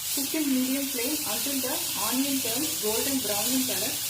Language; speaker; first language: English; non-native, local second language; Tamil